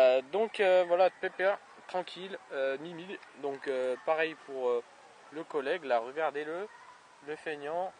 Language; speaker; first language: French; native; French